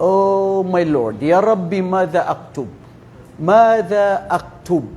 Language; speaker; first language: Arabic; non-native, fluent; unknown